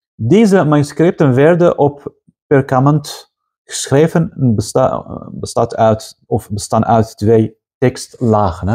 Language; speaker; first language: Dutch; non-native, fluent; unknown